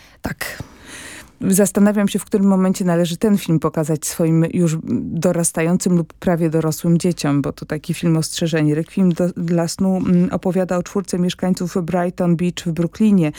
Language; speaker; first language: Polish; native; Polish